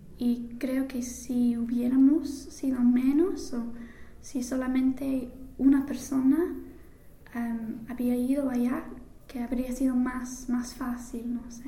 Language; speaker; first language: Spanish; non-native, fluent; English